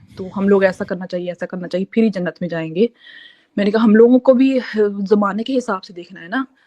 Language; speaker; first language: Urdu; native; Urdu